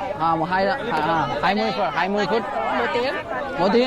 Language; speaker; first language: Vietnamese; non-native, learner; Kannada